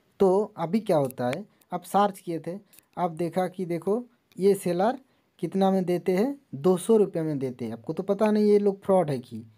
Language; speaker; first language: Hindi; non-native, local second language; Bangla